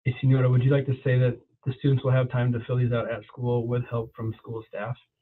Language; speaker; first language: English; native; English